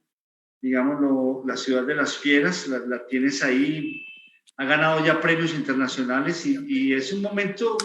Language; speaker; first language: Spanish; native; Spanish